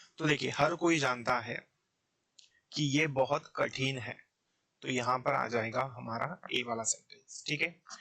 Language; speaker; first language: Hindi; native; Hindi